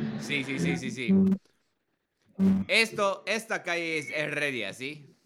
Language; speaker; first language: Spanish; non-native, learner; English